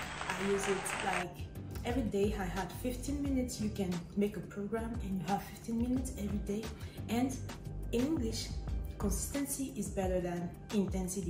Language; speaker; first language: English; non-native, fluent; French